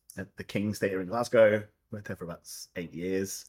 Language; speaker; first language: English; native; English